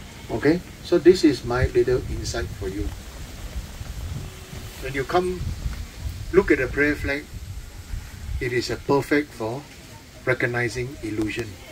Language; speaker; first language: English; non-native, local second language; Chinese